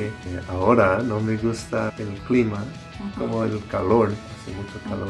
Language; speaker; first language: Spanish; non-native, learner; English